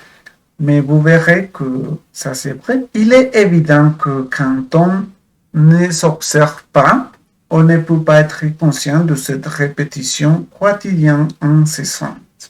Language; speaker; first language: French; non-native, fluent; Spanish